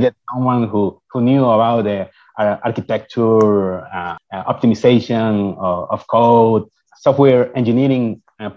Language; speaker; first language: English; non-native, fluent; Spanish